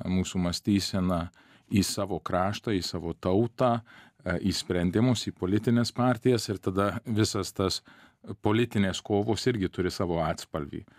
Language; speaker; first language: Lithuanian; early bilingual, heritage; Lithuanian